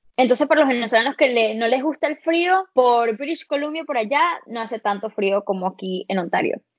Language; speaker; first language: Spanish; early bilingual, heritage; Spanish